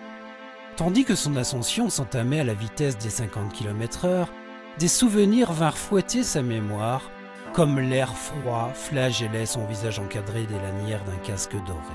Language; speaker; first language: French; native; French